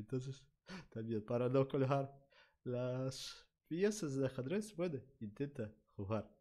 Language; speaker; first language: Spanish; non-native, learner; Russian